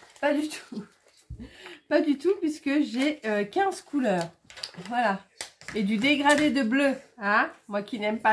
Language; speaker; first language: French; native; French